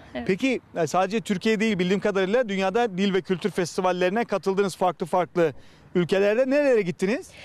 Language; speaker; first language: Turkish; native; Turkish